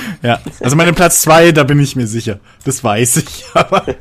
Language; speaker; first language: German; native; German